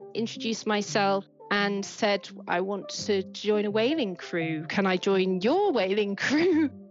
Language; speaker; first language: English; native; English